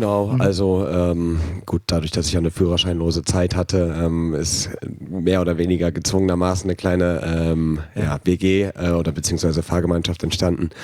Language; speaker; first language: German; native; German